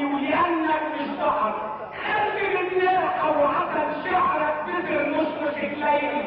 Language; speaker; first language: Arabic; native; Arabic